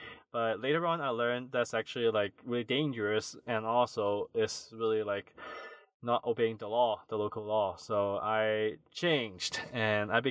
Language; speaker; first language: English; non-native, local second language; Cantonese